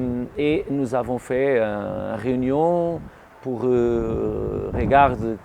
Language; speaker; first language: French; non-native, learner; Portuguese